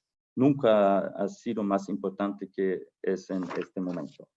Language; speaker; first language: Spanish; non-native, fluent; German